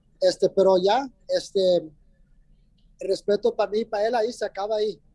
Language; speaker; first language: Spanish; early bilingual, heritage; Spanish